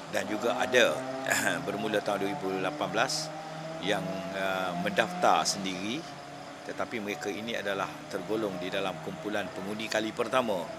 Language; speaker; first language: Malay; native; Malay